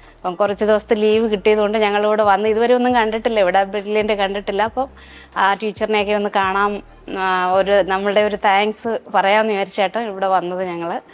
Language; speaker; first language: Malayalam; native; Malayalam